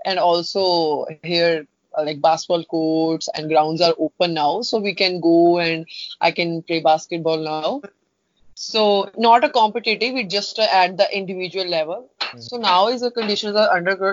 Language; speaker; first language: English; non-native, local second language; Punjabi